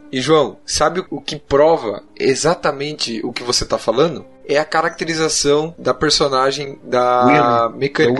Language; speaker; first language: Portuguese; native; Portuguese